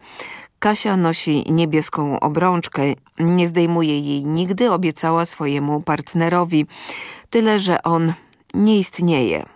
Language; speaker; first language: Polish; native; Polish